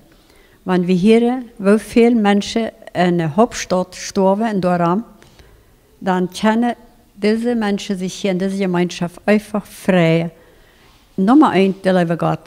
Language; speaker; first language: German; non-native, local second language; Plautdietsch